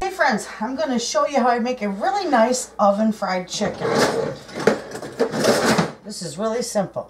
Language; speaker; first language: English; native; English